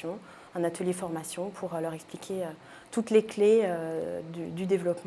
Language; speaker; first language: French; native; French